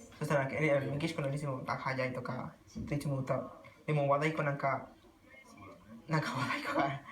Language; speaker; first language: Japanese; non-native, learner; Spanish